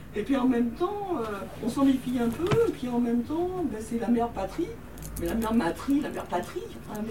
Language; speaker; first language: French; native; French